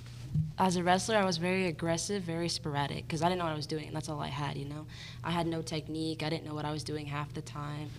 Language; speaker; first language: English; native; English